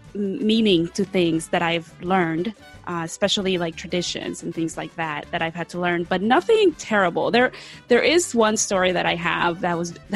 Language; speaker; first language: English; early bilingual, other home language; Spanish